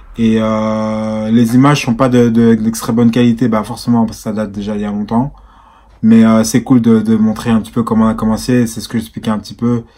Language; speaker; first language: French; native; French